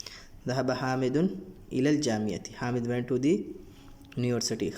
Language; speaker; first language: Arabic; non-native, fluent; Urdu